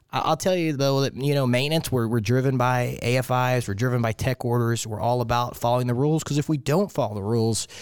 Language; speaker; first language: English; native; English